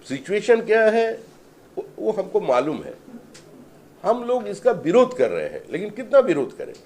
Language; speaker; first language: Hindi; non-native, local second language; Bangla